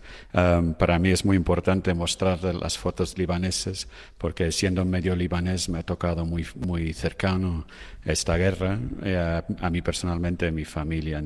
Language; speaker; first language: Spanish; non-native, fluent; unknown